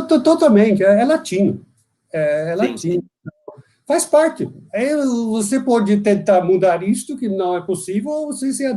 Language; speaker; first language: Portuguese; non-native, fluent; Dutch